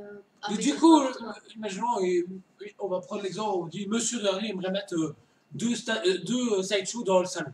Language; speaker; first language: French; native; French